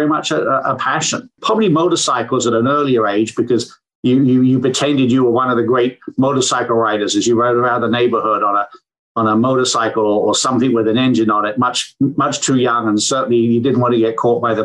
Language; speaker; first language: English; native; English